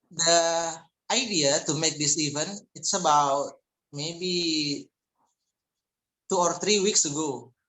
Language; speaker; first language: English; non-native, fluent; Indonesian